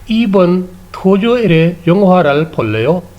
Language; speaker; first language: Korean; non-native, fluent; Urdu